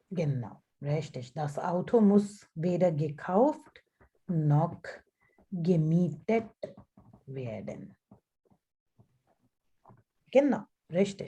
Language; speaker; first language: German; non-native, fluent; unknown